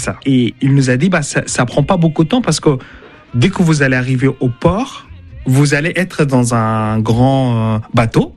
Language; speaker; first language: French; non-native, fluent; Arabic